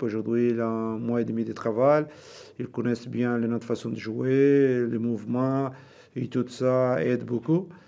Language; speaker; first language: French; non-native, learner; Portuguese